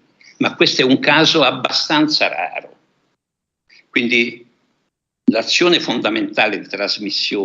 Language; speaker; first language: Italian; native; Italian